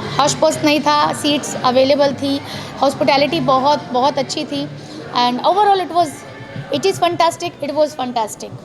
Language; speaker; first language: Hindi; native; Hindi